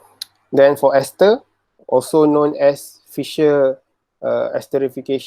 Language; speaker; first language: English; non-native, local second language; Malay